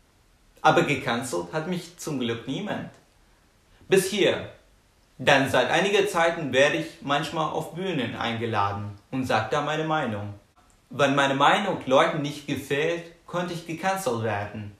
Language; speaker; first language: German; non-native, fluent; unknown